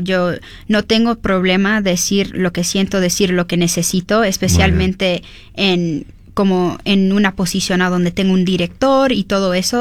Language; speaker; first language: Spanish; early bilingual, heritage; Spanish